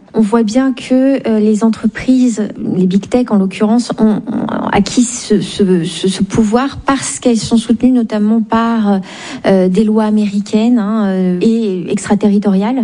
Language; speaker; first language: French; native; French